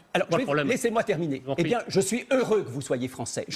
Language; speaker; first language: French; early bilingual, other home language; Polish